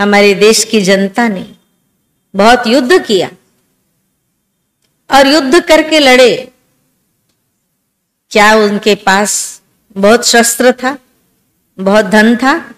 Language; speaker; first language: Hindi; native; Hindi